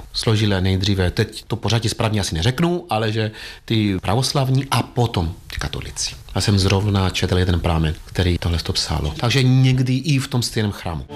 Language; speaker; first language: Czech; non-native, fluent; Greek